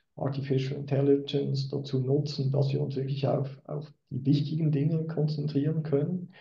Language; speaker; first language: German; native; German